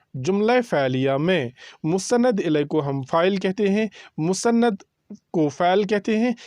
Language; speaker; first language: Urdu; non-native, local second language; Kashmiri